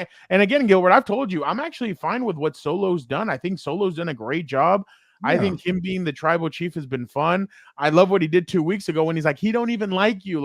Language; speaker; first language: English; native; English